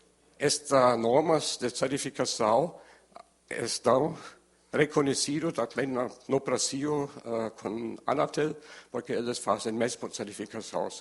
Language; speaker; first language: Portuguese; non-native, learner; German